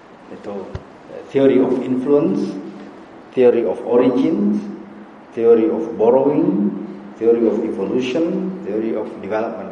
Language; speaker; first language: English; non-native, fluent; Indonesian